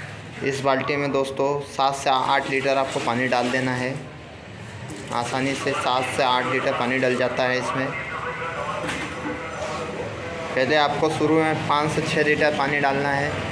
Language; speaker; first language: Hindi; native; Hindi